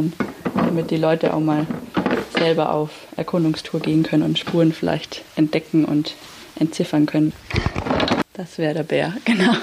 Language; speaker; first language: German; native; German